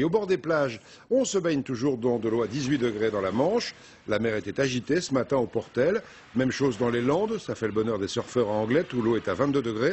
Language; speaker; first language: French; native; French